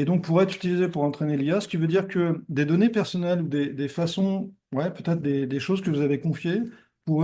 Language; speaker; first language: French; native; French